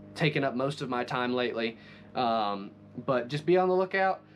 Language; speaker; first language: English; native; English